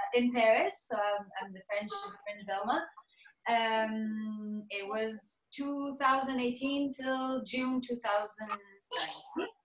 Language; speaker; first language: English; non-native, local second language; French